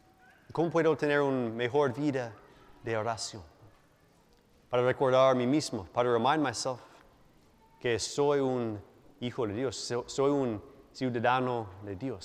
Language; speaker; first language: Spanish; non-native, fluent; English